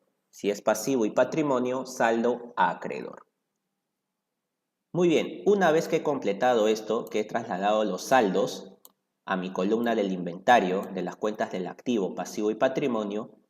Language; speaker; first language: Spanish; native; Spanish